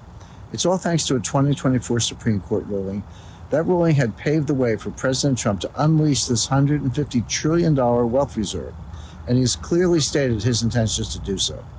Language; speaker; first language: English; native; English